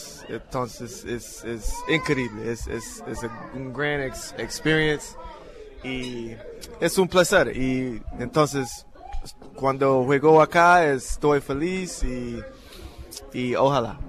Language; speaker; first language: Spanish; non-native, learner; English